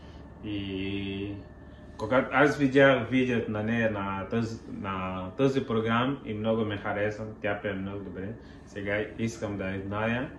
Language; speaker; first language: Bulgarian; non-native, learner; Portuguese